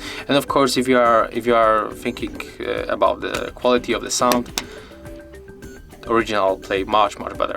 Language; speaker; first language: English; non-native, fluent; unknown